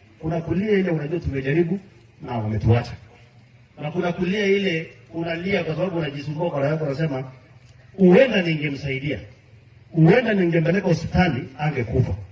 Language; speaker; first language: Swahili; non-native, local second language; Kalenjin